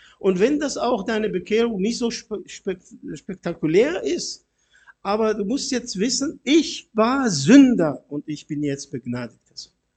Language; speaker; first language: German; non-native, fluent; Arabic